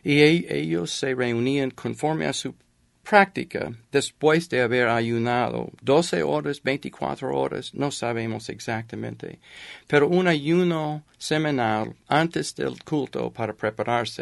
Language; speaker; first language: Spanish; non-native, fluent; English